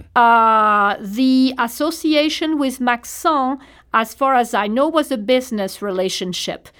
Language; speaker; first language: English; non-native, fluent; French